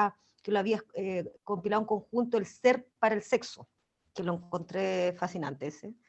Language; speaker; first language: Spanish; native; Spanish